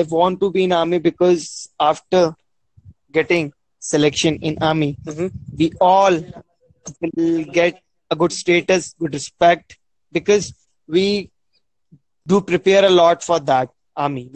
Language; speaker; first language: English; non-native, local second language; Hindi